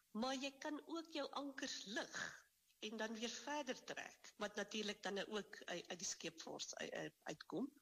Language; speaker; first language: Afrikaans; native; Afrikaans